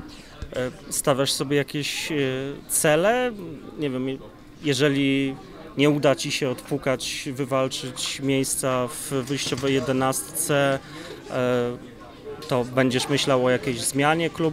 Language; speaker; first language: Polish; native; Polish